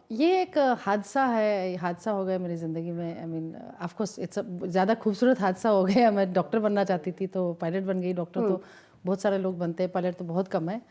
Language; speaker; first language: Hindi; non-native, local second language; Kashmiri